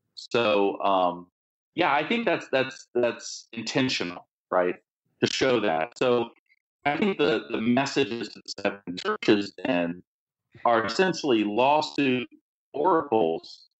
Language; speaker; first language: English; native; English